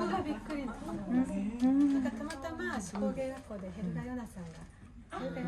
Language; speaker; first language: Japanese; native; Japanese